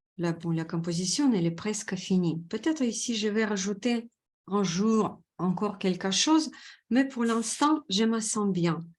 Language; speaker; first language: French; non-native, fluent; Russian